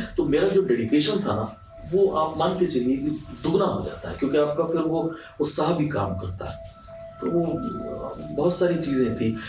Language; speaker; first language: Hindi; non-native, local second language; Punjabi